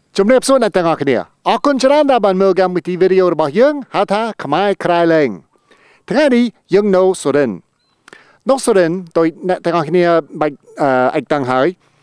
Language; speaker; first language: Khmer; non-native, fluent; English